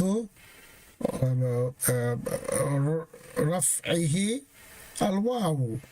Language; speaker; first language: Arabic; non-native, fluent; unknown